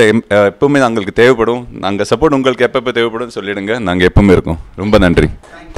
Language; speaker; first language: Tamil; non-native, fluent; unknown